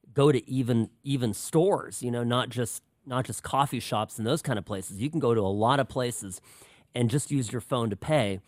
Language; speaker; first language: English; early bilingual, other home language; Czech